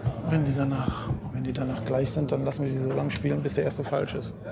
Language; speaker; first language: German; native; German